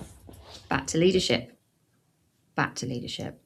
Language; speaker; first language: English; native; English